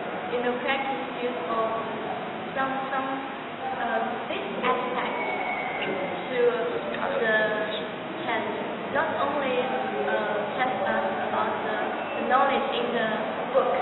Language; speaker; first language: English; non-native, learner; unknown